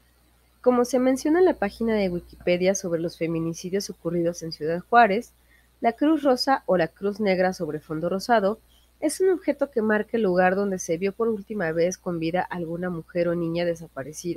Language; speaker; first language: Spanish; native; Spanish